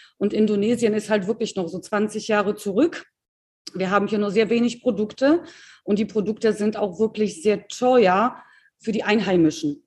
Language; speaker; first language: German; early bilingual, other home language; Polish